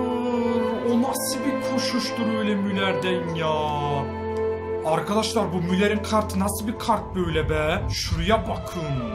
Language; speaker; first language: Turkish; native; Turkish